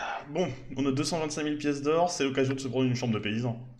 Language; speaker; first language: French; native; French